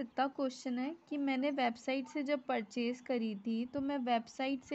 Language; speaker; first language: Hindi; native; Hindi